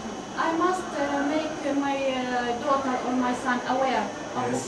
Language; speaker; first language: English; non-native, learner; Arabic